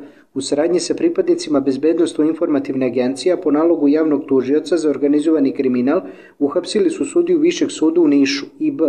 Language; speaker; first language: Serbian; native; Serbian